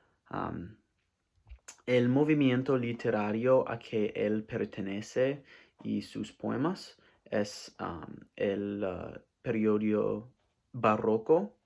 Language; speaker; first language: Spanish; non-native, learner; English